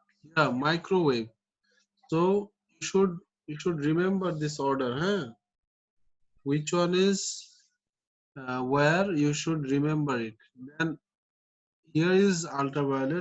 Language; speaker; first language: English; non-native, local second language; Bangla